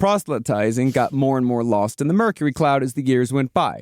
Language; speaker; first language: English; native; English